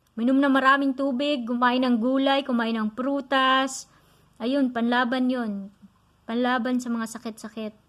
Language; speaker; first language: Filipino; non-native, local second language; Cebuano